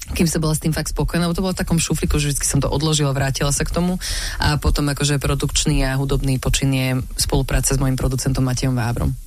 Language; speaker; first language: Slovak; early bilingual, other home language; English